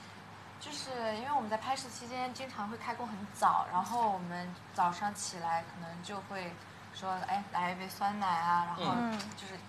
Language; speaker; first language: Chinese; native; Chinese